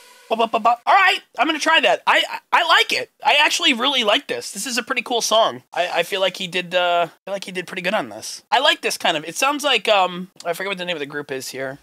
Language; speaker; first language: English; native; English